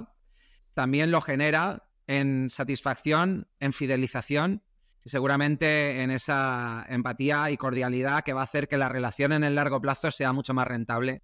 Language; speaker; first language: Spanish; native; Spanish